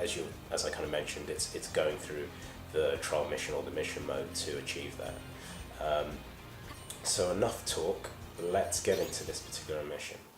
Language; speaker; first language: English; native; English